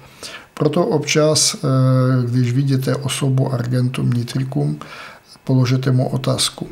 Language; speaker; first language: Czech; non-native, fluent; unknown